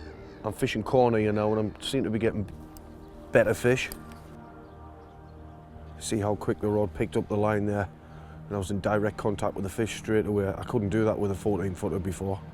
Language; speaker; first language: English; native; English